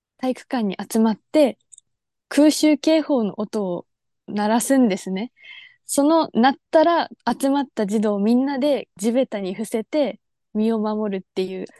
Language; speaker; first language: Japanese; native; Japanese